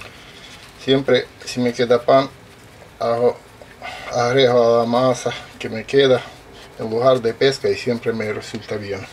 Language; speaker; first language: Spanish; non-native, fluent; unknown